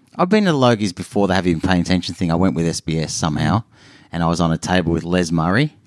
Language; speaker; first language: English; native; English